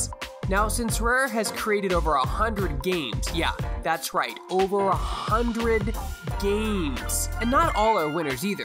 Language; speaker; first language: English; native; English